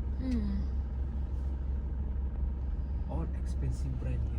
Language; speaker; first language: English; non-native, learner; Japanese